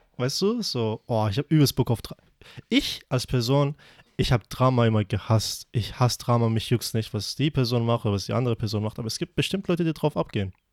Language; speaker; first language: German; early bilingual, other home language; Persian